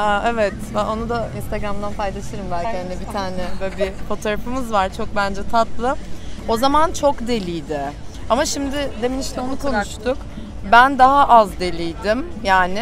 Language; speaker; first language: Turkish; native; Turkish